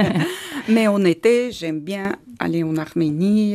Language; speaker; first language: French; non-native, learner; Armenian